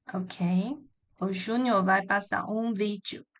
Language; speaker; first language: Portuguese; non-native, learner; Chinese